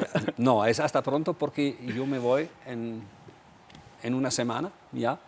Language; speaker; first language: Spanish; non-native, fluent; German